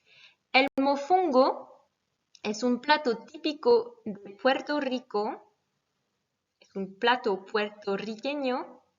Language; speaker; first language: Spanish; non-native, fluent; French